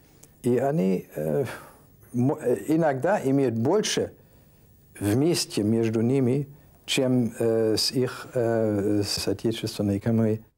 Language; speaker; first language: Russian; non-native, fluent; German